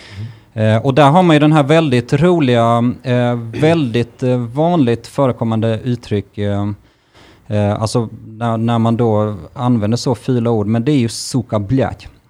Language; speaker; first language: Swedish; early bilingual, other home language; Russian